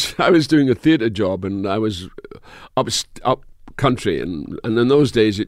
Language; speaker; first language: English; native; English